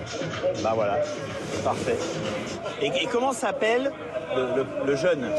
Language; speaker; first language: French; native; French